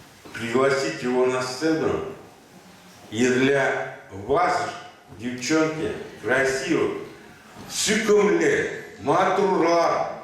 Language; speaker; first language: Russian; non-native, local second language; Tatar